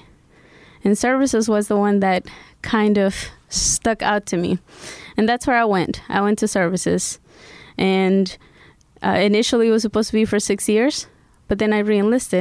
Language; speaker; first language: English; early bilingual, other home language; Spanish